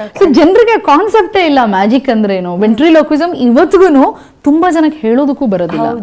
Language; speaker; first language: Kannada; native; Kannada